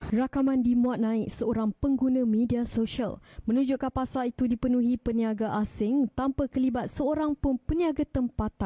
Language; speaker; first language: Malay; native; Malay